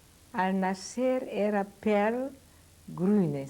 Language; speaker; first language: Spanish; non-native, fluent; Yiddish